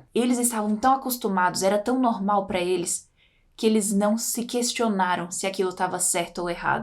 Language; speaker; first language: Portuguese; native; Portuguese